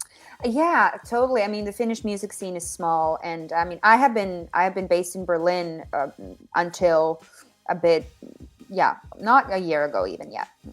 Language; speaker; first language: English; non-native, fluent; Finnish